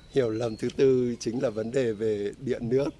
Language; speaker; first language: Vietnamese; native; Vietnamese